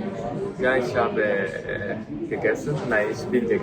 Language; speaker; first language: German; non-native, learner; Korean